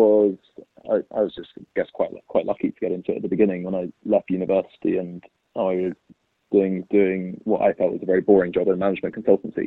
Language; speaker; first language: English; native; English